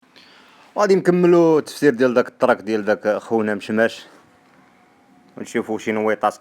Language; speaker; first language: Arabic; native; Arabic